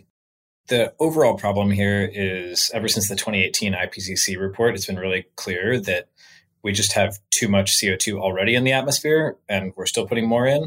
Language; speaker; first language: English; native; English